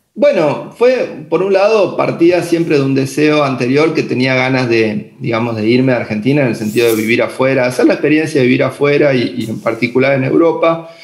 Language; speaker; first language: Spanish; native; Spanish